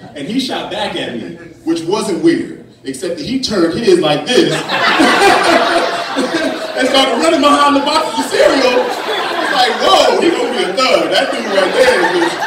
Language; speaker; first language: English; native; English